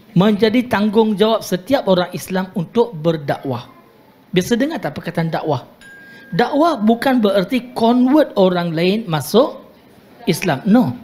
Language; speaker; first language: Malay; non-native, local second language; Tamil